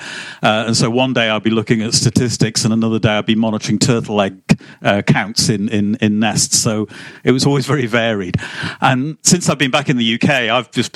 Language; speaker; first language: English; native; English